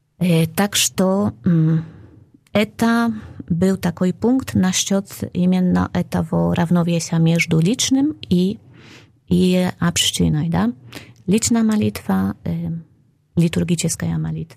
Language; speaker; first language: Russian; non-native, fluent; Polish